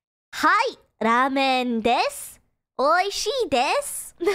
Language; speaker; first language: Japanese; non-native, fluent; English